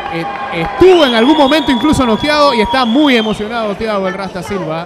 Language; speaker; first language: Spanish; native; Spanish